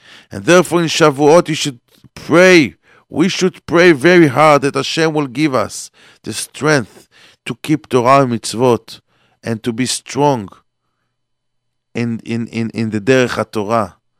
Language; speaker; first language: English; non-native, fluent; Hebrew